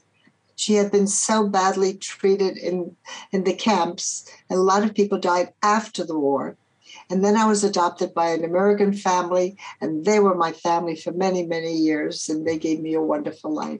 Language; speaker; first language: English; early bilingual, other home language; Polish